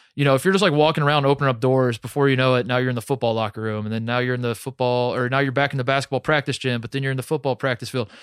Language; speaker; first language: English; native; English